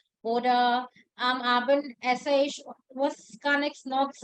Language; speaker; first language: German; non-native, fluent; Hindi